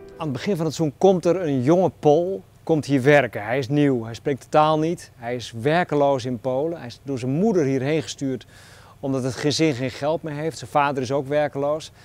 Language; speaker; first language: Dutch; native; Dutch